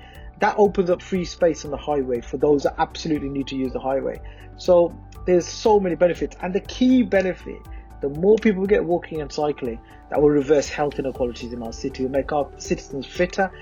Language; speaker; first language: English; native; English